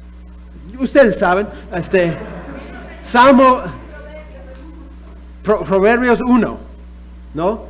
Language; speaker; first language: Spanish; non-native, fluent; English